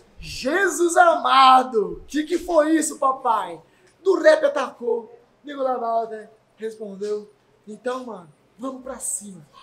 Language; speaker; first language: Portuguese; native; Portuguese